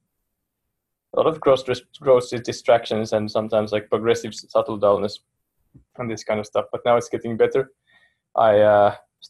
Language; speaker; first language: English; non-native, fluent; Finnish